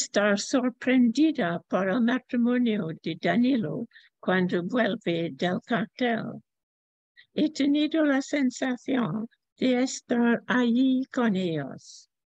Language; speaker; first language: Spanish; non-native, learner; English